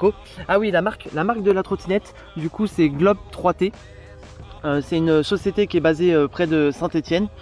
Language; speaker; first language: French; native; French